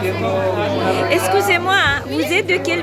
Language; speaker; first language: French; non-native, fluent; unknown